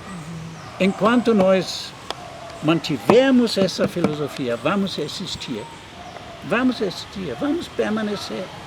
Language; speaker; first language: Portuguese; non-native, fluent; German